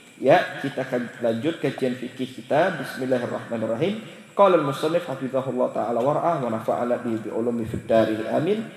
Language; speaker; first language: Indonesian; native; Indonesian